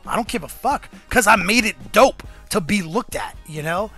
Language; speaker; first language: English; native; English